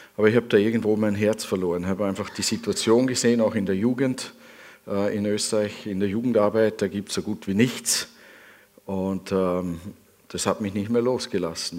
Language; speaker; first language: German; native; German